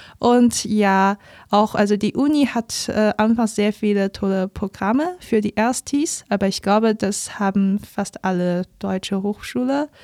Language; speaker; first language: German; non-native, fluent; Chinese